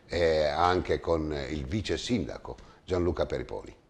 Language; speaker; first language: Italian; native; Italian